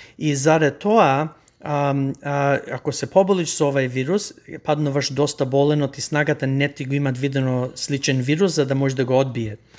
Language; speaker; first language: Macedonian; early bilingual, heritage; Macedonian